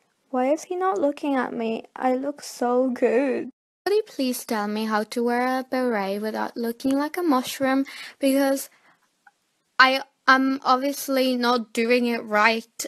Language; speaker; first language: English; early bilingual, other home language; Polish